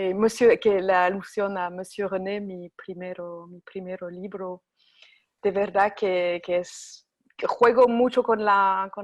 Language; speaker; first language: Spanish; non-native, fluent; French